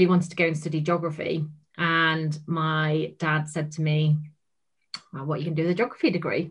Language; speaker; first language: English; native; English